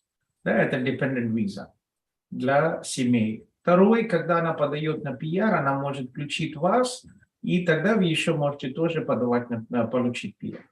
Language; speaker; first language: Russian; non-native, fluent; Telugu